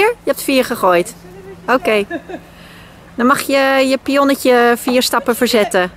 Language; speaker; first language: Dutch; native; Dutch